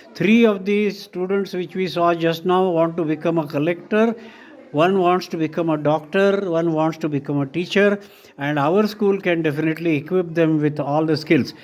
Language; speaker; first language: English; non-native, local second language; Marathi